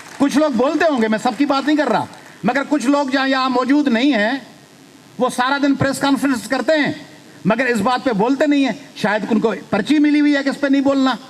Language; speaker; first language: Urdu; non-native, local second language; Sindhi